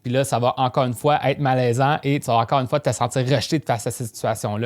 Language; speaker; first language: French; native; French